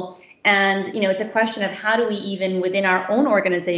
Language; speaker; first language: English; native; English